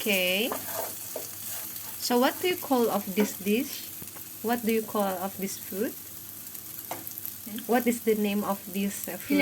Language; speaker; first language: English; non-native, fluent; Indonesian